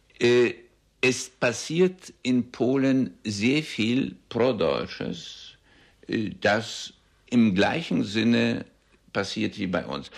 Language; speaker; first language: German; early bilingual, heritage; German